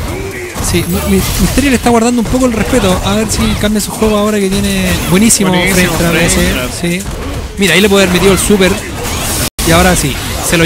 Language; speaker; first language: Spanish; native; Spanish